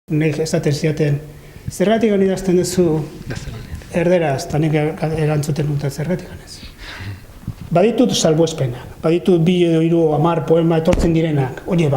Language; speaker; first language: Basque; non-native, local second language; Spanish